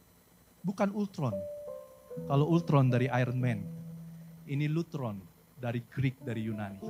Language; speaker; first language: Indonesian; native; Indonesian